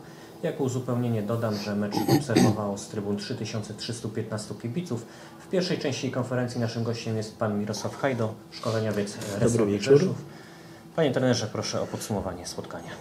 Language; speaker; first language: Polish; native; Polish